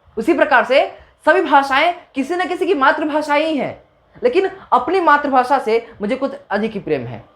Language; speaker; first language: Hindi; non-native, local second language; Maithili